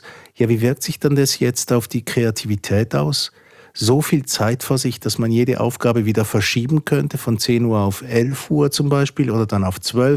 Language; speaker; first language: German; native; German